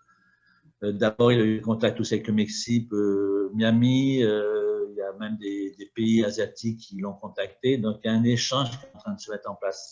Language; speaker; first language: French; native; French